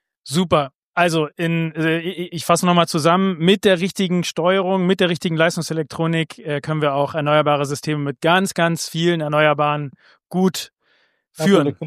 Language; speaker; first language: German; native; German